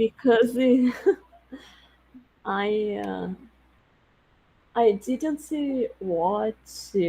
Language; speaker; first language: English; non-native, learner; Portuguese